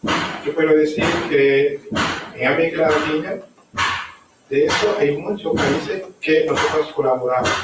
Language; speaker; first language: Spanish; non-native, learner; Haitian Creole